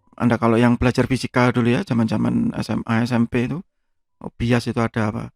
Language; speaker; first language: Indonesian; native; Indonesian